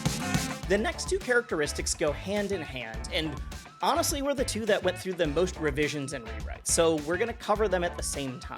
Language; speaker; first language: English; native; English